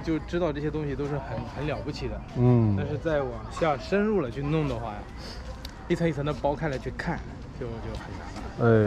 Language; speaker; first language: Chinese; native; Chinese